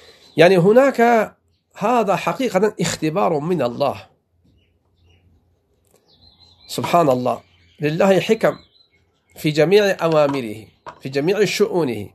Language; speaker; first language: Arabic; non-native, fluent; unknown